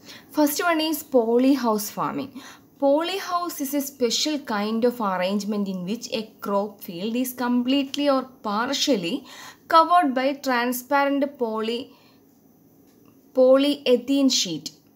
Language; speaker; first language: English; non-native, local second language; Malayalam